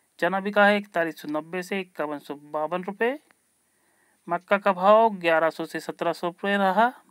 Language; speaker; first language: Hindi; native; Hindi